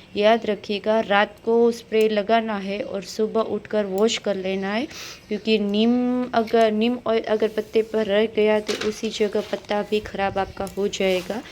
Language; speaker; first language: Hindi; non-native, local second language; Gujarati